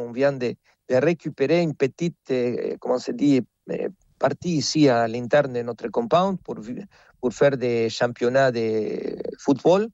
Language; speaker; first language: French; non-native, fluent; Spanish